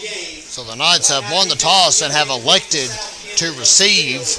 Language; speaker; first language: English; native; English